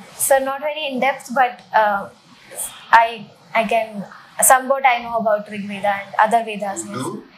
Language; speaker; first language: English; non-native, local second language; Hindi